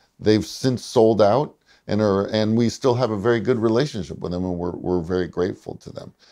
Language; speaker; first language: English; native; English